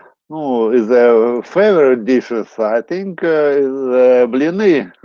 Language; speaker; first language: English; non-native, learner; Russian